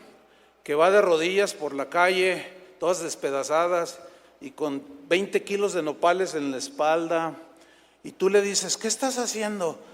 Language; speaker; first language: Spanish; native; Spanish